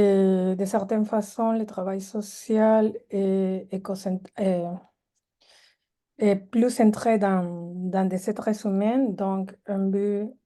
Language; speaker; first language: French; non-native, fluent; Spanish